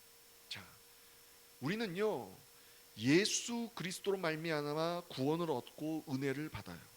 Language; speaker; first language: Korean; native; Korean